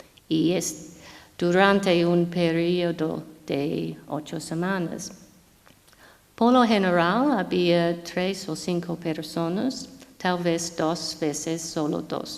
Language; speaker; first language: Spanish; non-native, fluent; English